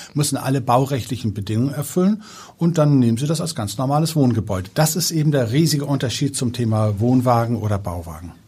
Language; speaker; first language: German; early bilingual, other home language; Danish